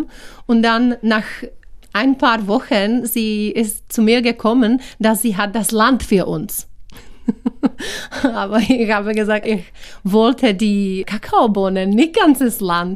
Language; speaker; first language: German; non-native, learner; Czech